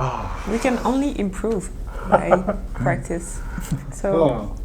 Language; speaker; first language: English; non-native, fluent; French